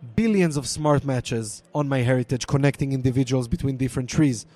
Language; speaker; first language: English; non-native, fluent; Hebrew